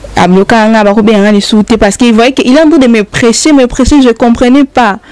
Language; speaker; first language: French; non-native, local second language; Lingala